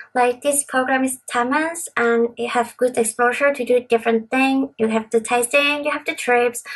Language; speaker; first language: English; non-native, local second language; Cantonese